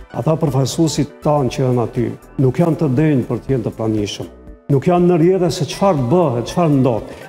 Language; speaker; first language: Albanian; native; Albanian